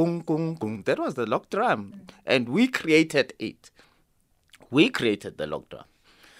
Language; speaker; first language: English; non-native, local second language; Zulu